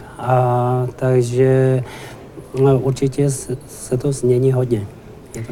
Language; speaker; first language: Czech; non-native, learner; Tibetan